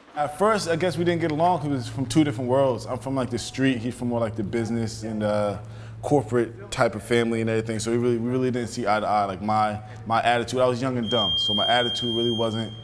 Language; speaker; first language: English; native; English